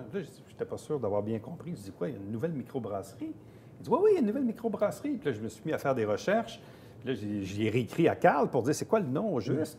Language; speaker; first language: French; native; French